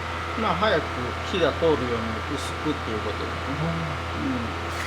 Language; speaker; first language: Japanese; native; Japanese